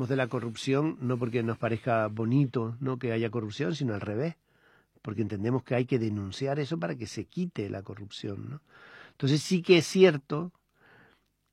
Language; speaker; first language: Spanish; native; Spanish